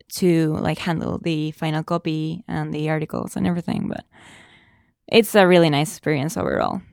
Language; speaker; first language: English; non-native, fluent; Spanish